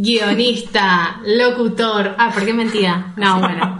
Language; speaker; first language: Spanish; native; Spanish